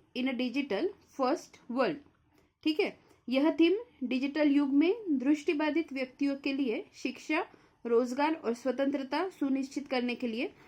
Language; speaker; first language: Hindi; non-native, local second language; Marathi